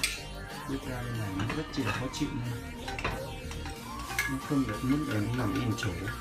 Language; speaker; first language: Vietnamese; native; Vietnamese